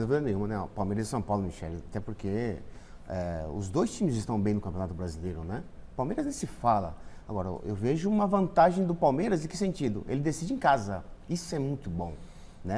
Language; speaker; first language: Portuguese; native; Portuguese